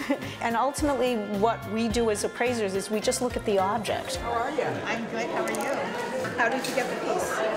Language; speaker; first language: English; native; English